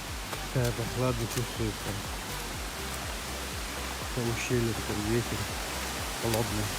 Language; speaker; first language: Russian; non-native, local second language; Chechen